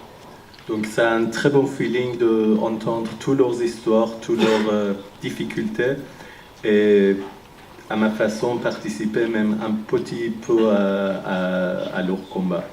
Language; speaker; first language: French; non-native, fluent; Persian